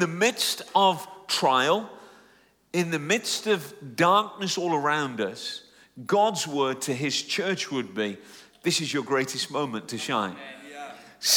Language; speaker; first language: English; native; English